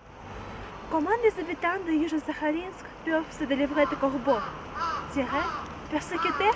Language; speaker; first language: French; non-native, learner; Russian